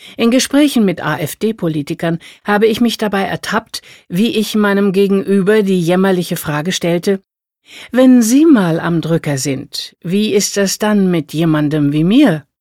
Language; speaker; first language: German; native; German